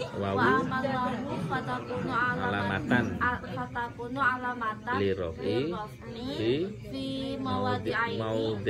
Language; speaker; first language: Arabic; non-native, learner; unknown